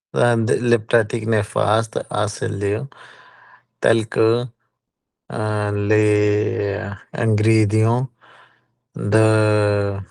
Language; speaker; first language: French; non-native, learner; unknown